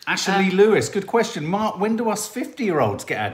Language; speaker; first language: English; native; English